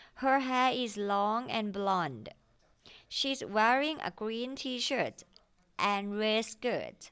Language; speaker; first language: English; non-native, fluent; Thai